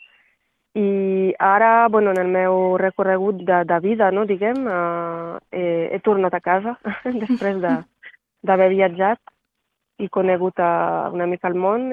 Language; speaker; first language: Catalan; non-native, local second language; French